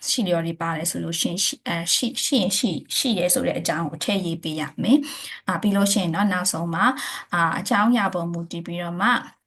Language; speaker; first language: Burmese; native; Burmese